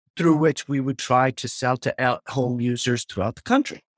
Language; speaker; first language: English; native; English